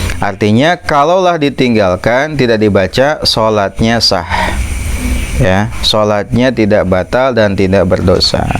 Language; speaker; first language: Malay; non-native, local second language; Sundanese